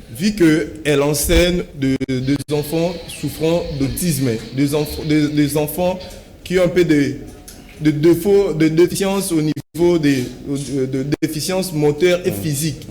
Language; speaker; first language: French; non-native, local second language; Lingala